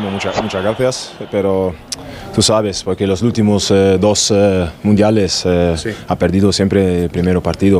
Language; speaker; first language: Spanish; non-native, fluent; German